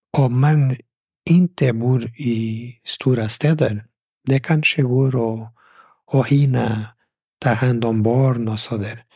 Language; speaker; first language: Swedish; non-native, fluent; Portuguese